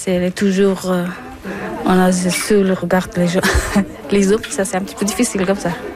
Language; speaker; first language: French; non-native, learner; Persian